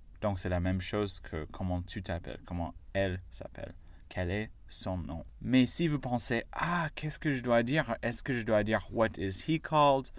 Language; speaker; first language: French; non-native, fluent; English